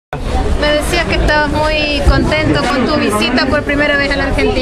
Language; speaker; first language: Spanish; native; Spanish